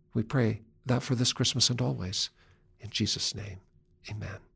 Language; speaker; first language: English; native; English